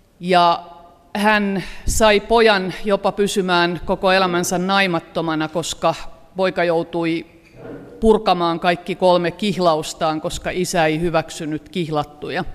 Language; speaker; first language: Finnish; native; Finnish